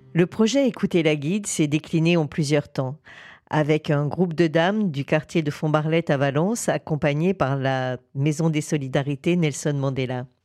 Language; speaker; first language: French; native; French